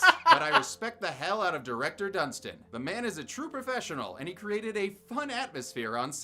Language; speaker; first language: English; native; English